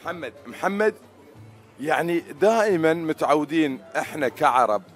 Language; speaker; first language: Arabic; native; Arabic